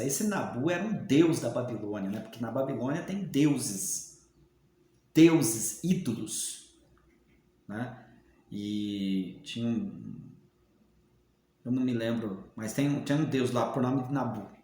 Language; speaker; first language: Portuguese; native; Portuguese